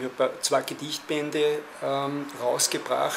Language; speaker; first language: German; native; German